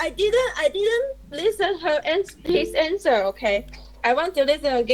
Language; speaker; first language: English; non-native, learner; Chinese